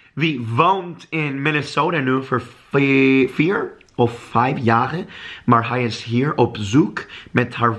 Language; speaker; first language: Dutch; non-native, learner; English